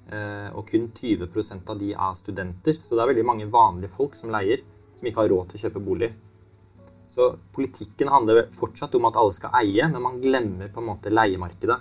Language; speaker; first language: Norwegian; native; Norwegian